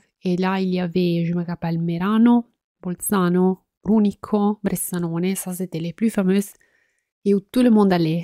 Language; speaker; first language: French; non-native, fluent; Italian